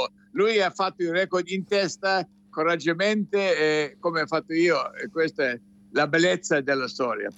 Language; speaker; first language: Italian; non-native, fluent; English